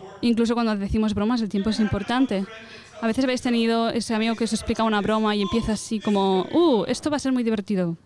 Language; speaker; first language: Spanish; non-native, fluent; English